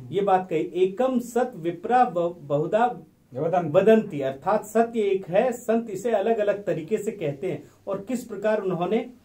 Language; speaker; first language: Hindi; native; Hindi